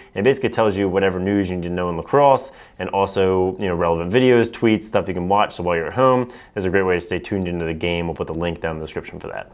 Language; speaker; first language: English; native; English